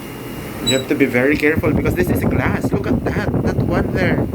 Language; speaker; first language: English; non-native, local second language; Filipino